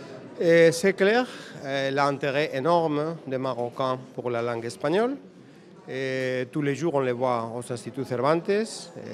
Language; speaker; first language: French; non-native, fluent; Spanish